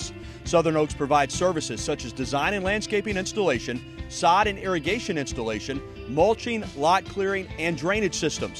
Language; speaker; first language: English; native; English